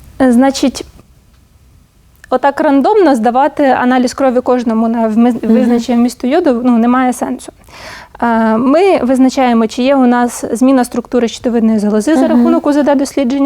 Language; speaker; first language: Ukrainian; native; Ukrainian